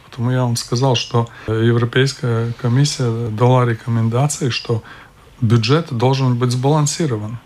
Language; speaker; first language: Russian; non-native, local second language; Latvian